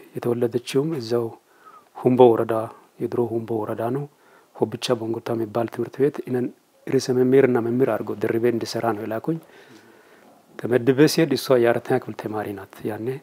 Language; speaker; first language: Amharic; non-native, local second language; Wolaytta